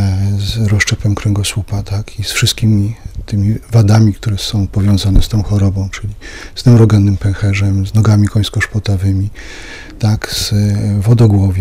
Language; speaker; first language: Polish; native; Polish